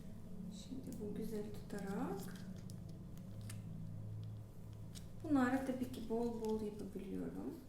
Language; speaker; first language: Turkish; non-native, learner; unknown